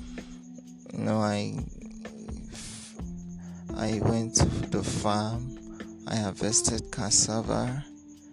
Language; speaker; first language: English; non-native, local second language; Ibibio